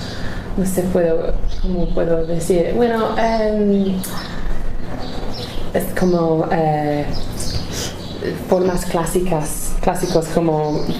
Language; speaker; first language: Spanish; non-native, learner; English